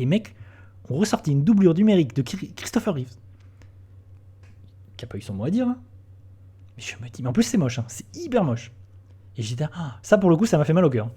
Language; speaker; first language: French; native; French